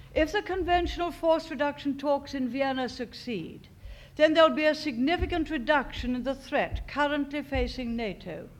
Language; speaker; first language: English; native; English